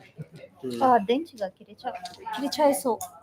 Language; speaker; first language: Japanese; non-native, fluent; Chinese